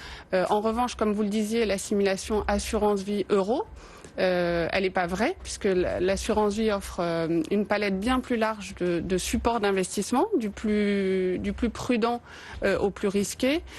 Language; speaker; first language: French; native; French